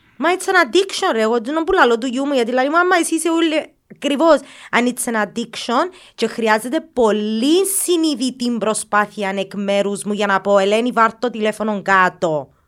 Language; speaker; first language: Greek; native; Greek